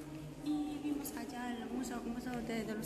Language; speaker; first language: Spanish; non-native, fluent; Polish